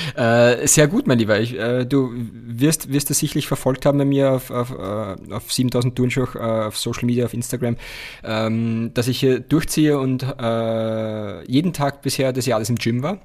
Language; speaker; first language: German; native; German